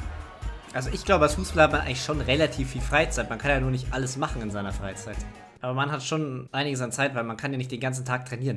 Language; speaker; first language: German; native; German